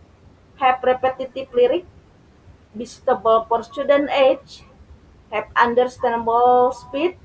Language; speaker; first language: English; non-native, learner; Indonesian